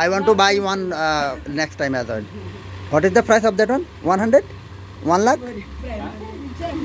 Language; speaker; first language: English; non-native, learner; Bangla